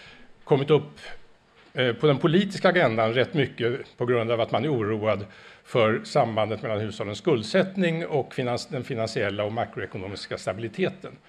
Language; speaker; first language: Swedish; native; Swedish